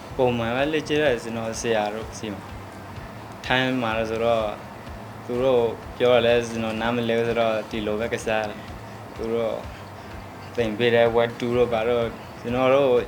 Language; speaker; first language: Burmese; non-native, local second language; Karen languages